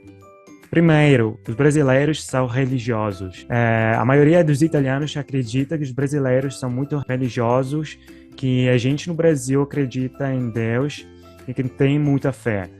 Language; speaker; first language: Portuguese; non-native, fluent; Italian